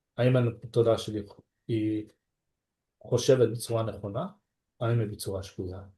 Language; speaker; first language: Hebrew; native; Hebrew